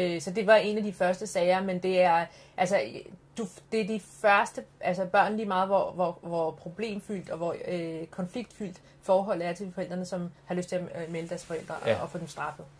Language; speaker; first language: Danish; early bilingual, other home language; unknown